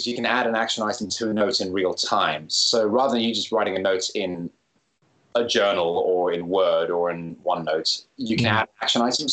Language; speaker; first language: English; native; English